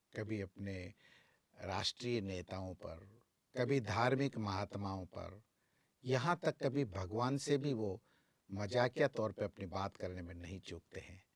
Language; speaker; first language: Hindi; native; Hindi